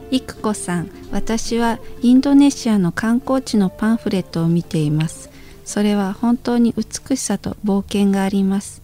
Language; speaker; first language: Japanese; non-native, fluent; Indonesian